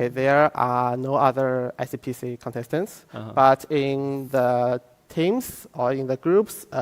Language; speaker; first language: English; non-native, fluent; Chinese